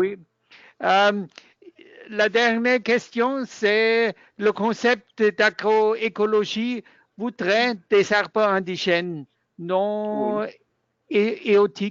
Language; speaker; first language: French; non-native, learner; German